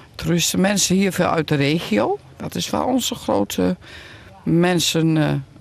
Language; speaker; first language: Dutch; native; Dutch